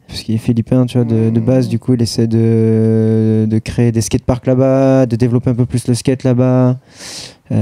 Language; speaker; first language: French; native; French